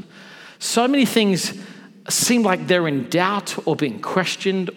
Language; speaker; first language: English; native; English